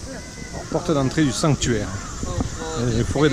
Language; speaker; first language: French; native; French